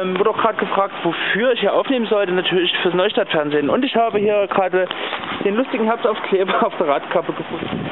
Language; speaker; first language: German; native; German